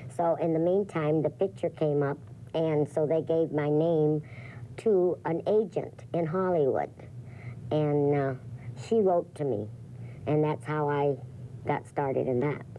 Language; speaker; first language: English; native; English